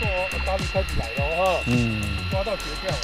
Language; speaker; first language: Chinese; native; Chinese